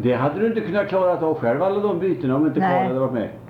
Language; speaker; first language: Swedish; native; Swedish